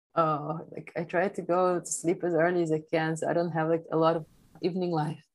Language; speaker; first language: English; non-native, fluent; Polish